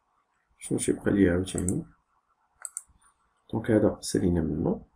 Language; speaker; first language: Arabic; native; Arabic